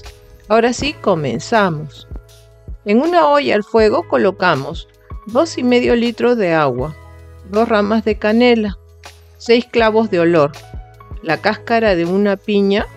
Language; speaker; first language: Spanish; native; Spanish